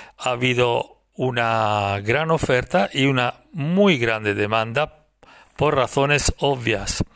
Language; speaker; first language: Spanish; non-native, fluent; Italian